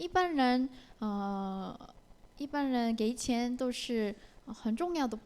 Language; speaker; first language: Chinese; non-native, learner; Korean